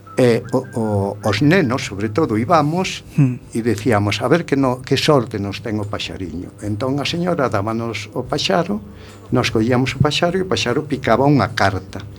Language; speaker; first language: Galician; native; Galician